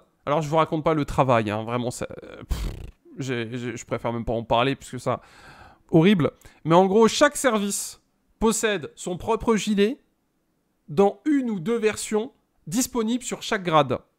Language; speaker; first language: French; native; French